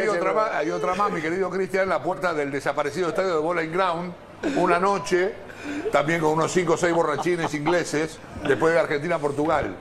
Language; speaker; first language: Spanish; native; Spanish